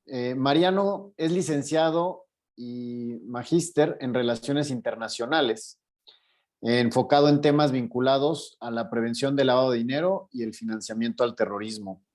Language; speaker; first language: Spanish; native; Spanish